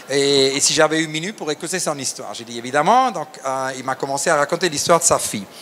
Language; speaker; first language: French; native; French